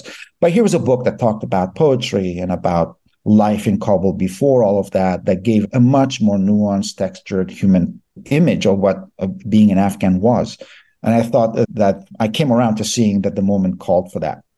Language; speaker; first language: English; non-native, fluent; Persian